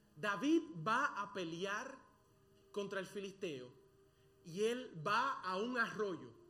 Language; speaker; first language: Spanish; early bilingual, other home language; English